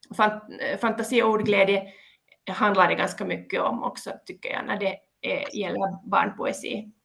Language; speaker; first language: Swedish; native; Swedish